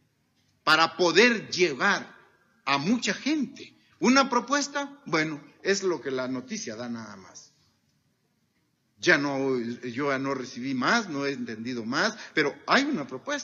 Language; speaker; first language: Spanish; native; Spanish